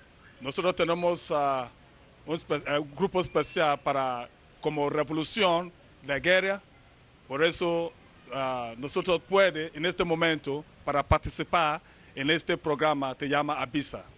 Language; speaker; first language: Spanish; non-native, learner; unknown